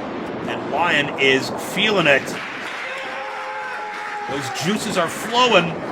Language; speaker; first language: English; native; English